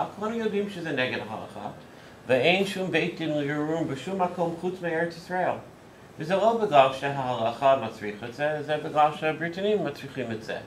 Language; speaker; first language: Hebrew; non-native, fluent; English